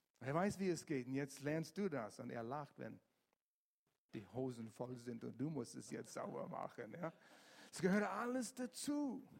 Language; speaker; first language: German; non-native, fluent; English